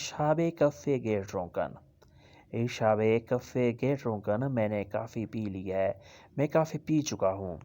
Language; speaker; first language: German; non-native, fluent; Urdu